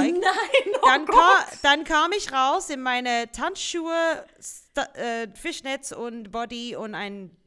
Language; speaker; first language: German; non-native, fluent; English